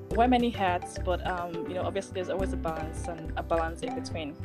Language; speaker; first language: English; non-native, local second language; Yoruba